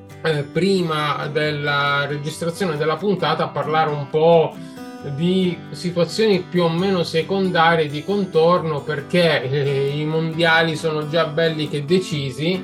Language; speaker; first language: Italian; native; Italian